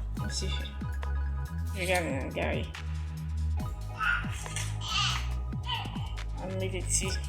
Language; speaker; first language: French; non-native, local second language; Haitian Creole